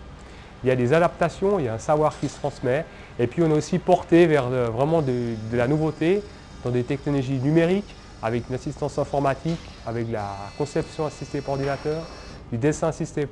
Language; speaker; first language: French; native; French